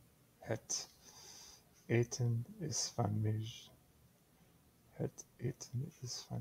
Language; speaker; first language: Dutch; non-native, learner; English